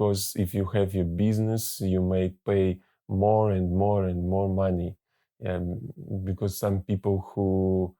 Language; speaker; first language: English; non-native, learner; Russian